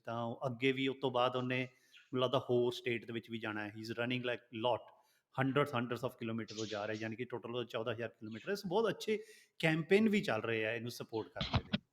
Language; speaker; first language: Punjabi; native; Punjabi